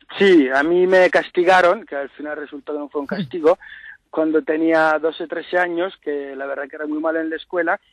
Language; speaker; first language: Spanish; non-native, fluent; Italian